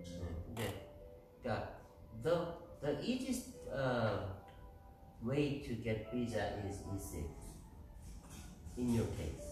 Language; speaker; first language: English; non-native, learner; Korean